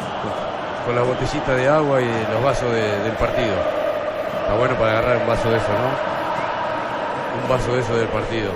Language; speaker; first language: Spanish; native; Spanish